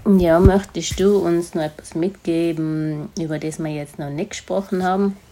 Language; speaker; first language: German; native; German